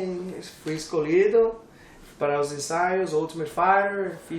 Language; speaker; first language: Portuguese; non-native, learner; English